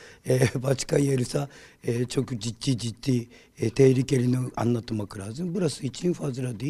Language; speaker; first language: Turkish; non-native, learner; Japanese